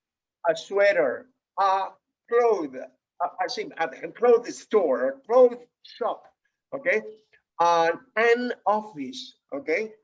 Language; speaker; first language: English; non-native, fluent; Spanish